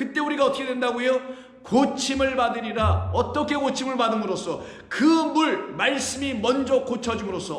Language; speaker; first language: Korean; native; Korean